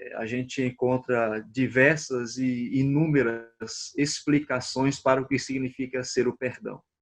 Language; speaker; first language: Portuguese; native; Portuguese